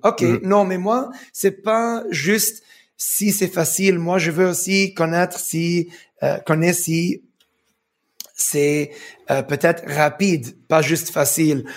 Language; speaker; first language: French; non-native, fluent; English